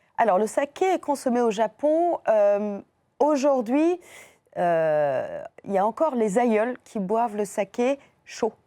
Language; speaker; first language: French; non-native, fluent; Persian